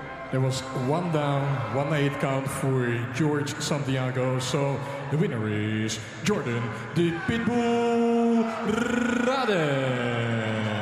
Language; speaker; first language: English; non-native, fluent; Dutch